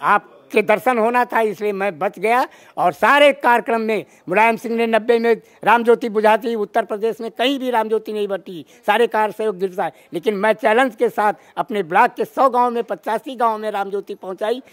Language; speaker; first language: Hindi; native; Hindi